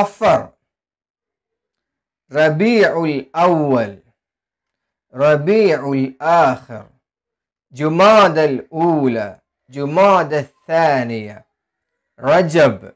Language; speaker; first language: Arabic; non-native, fluent; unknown